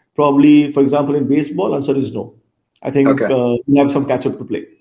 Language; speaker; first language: English; non-native, local second language; Bangla